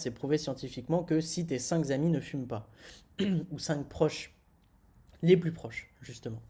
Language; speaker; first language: French; native; French